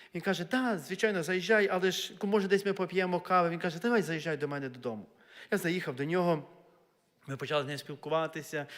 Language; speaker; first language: Ukrainian; native; Ukrainian